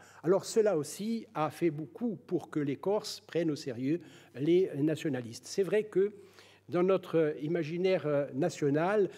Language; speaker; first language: French; native; French